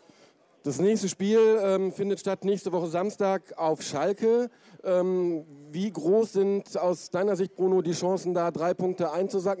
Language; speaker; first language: German; native; German